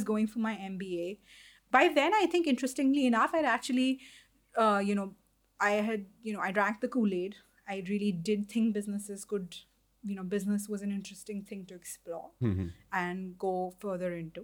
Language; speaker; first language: English; non-native, local second language; Hindi